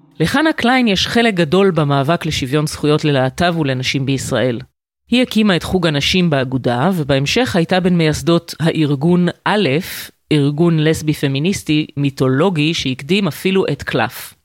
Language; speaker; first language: Hebrew; native; Hebrew